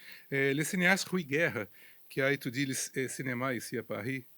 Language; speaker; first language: French; non-native, fluent; Portuguese